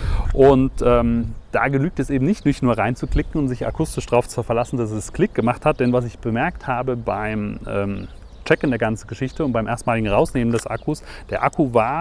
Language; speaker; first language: German; native; German